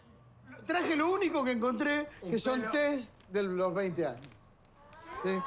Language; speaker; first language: Spanish; native; Spanish